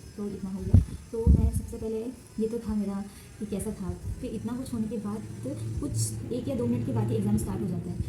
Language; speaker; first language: Hindi; non-native, local second language; Assamese